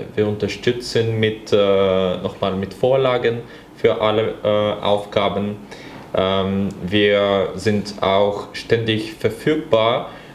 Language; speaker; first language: German; non-native, fluent; Bulgarian